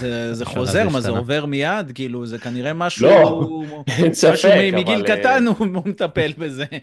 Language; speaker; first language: Hebrew; native; Hebrew